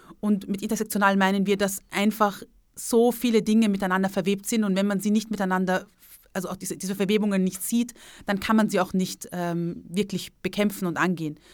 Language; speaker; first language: German; early bilingual, other home language; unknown